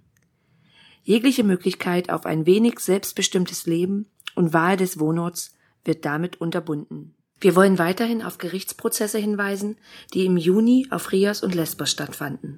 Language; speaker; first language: German; native; German